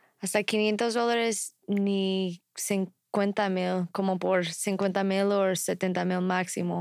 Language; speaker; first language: Spanish; non-native, fluent; English